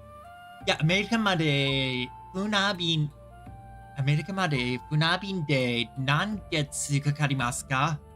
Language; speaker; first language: Japanese; non-native, learner; English